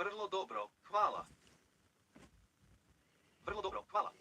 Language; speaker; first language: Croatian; non-native, learner; English